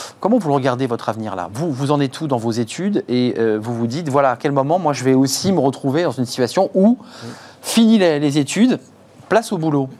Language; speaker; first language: French; native; French